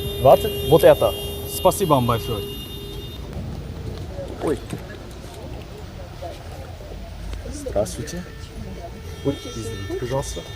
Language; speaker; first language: Russian; non-native, learner; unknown